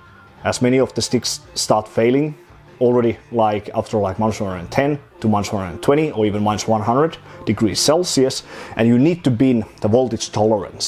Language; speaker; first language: English; non-native, fluent; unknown